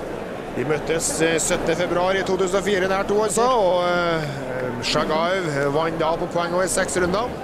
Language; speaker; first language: Norwegian; native; Norwegian